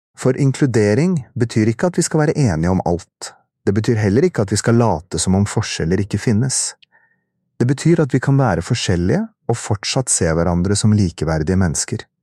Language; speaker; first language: Norwegian; early bilingual, other home language; Urdu